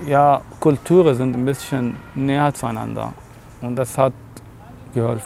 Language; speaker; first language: German; non-native, learner; Arabic